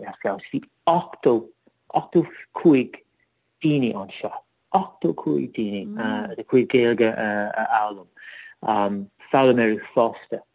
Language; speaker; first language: Irish; non-native, learner; English